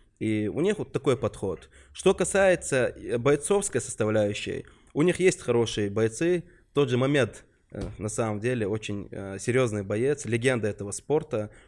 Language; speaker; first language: Russian; non-native, local second language; Chechen